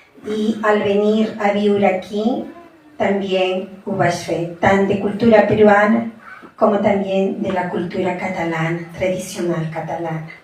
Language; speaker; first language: Catalan; non-native, fluent; Spanish